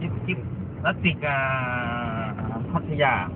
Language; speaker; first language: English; non-native, learner; Thai